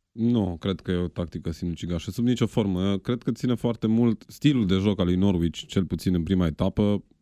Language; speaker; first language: Romanian; native; Romanian